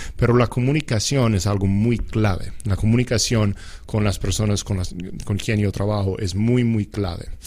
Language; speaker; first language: Spanish; non-native, fluent; English